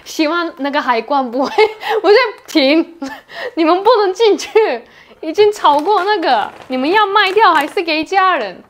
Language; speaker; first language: Chinese; non-native, fluent; Turkish